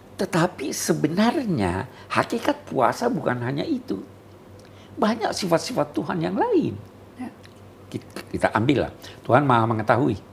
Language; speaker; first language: Indonesian; native; Indonesian